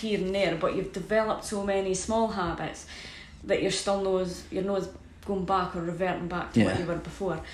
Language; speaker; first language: English; native; English